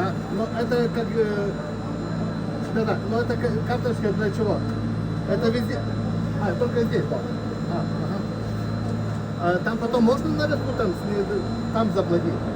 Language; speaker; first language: Russian; non-native, learner; Lithuanian